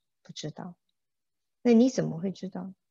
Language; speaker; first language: Chinese; native; Chinese